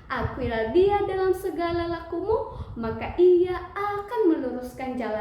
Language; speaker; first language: Indonesian; native; Indonesian